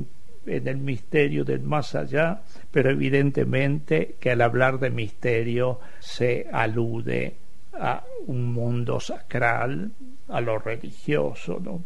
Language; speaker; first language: Spanish; native; Spanish